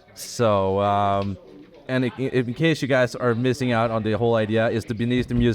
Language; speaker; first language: English; non-native, fluent; Danish